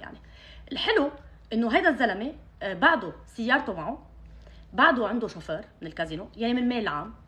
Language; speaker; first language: Arabic; native; Arabic